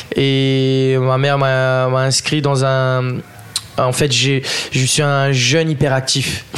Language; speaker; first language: French; native; French